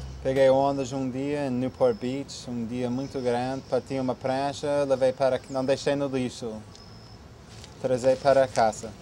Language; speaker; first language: Portuguese; non-native, fluent; English